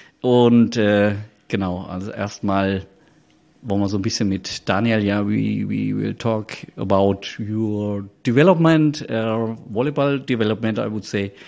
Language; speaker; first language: German; native; German